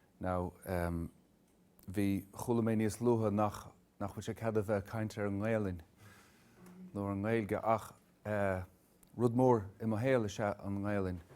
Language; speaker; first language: Irish; native; Irish